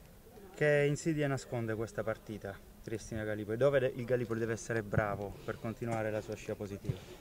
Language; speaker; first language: Italian; native; Italian